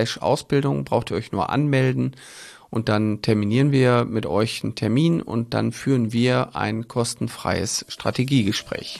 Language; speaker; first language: German; native; German